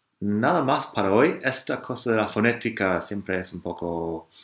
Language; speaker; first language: Spanish; non-native, fluent; English